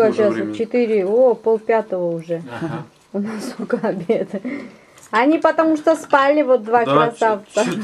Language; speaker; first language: Russian; native; Russian